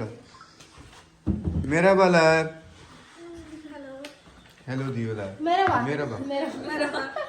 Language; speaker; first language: Turkish; non-native, learner; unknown